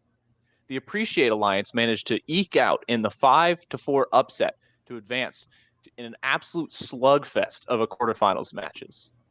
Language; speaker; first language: English; native; English